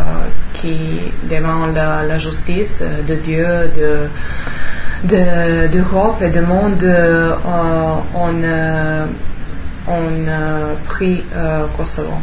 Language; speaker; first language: French; non-native, learner; Serbian